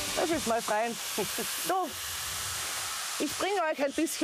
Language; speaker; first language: German; native; German